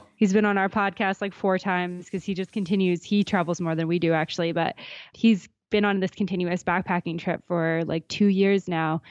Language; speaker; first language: English; native; English